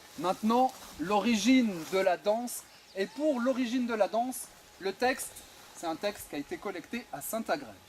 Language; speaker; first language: French; native; French